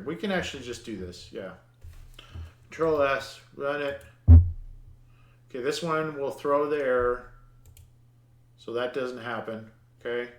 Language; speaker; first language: English; native; English